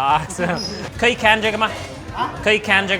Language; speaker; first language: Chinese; non-native, learner; English